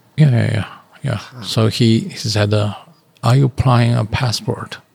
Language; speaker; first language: English; non-native, learner; Chinese